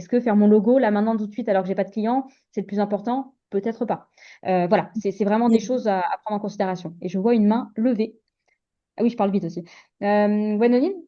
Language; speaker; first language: French; native; French